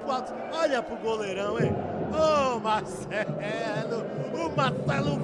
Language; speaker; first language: Portuguese; native; Portuguese